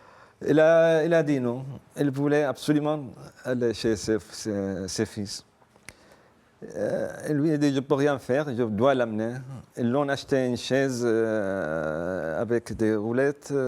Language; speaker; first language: French; non-native, fluent; Arabic